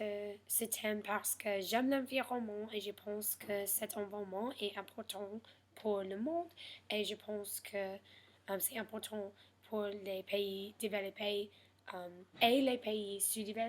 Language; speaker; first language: French; non-native, learner; English